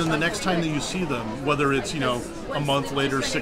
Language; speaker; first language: English; native; English